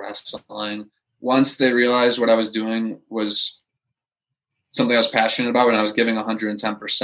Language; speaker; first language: English; native; English